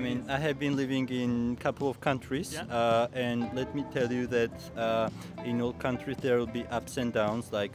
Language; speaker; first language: English; non-native, fluent; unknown